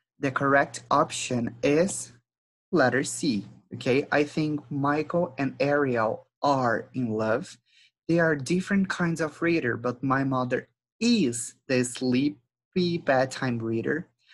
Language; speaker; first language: English; non-native, fluent; Portuguese